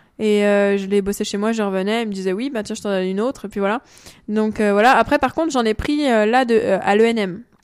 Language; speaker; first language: French; native; French